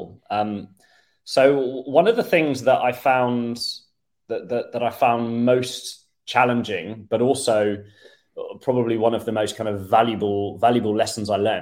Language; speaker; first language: English; native; English